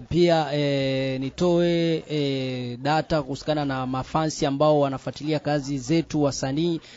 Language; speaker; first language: Swahili; non-native, local second language; Rundi